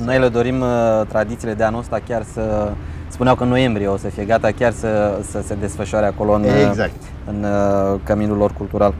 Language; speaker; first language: Romanian; native; Romanian